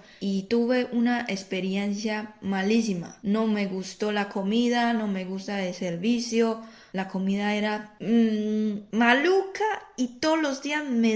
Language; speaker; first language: Spanish; non-native, fluent; Chinese